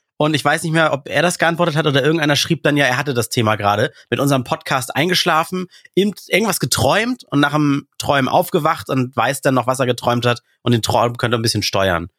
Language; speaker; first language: German; early bilingual, other home language; Russian